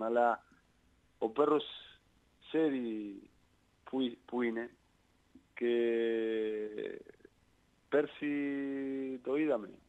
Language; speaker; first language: Greek; non-native, learner; Spanish